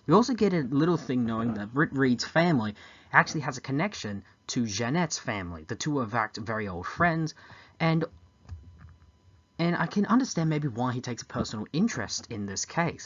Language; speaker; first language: English; native; English